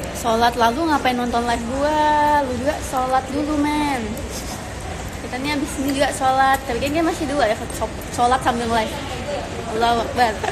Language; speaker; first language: Indonesian; native; Indonesian